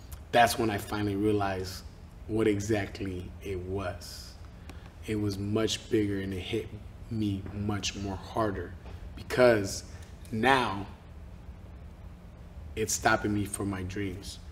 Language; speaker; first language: English; early bilingual, other home language; Spanish